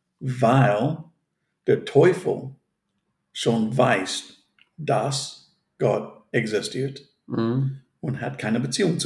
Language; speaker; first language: German; non-native, fluent; English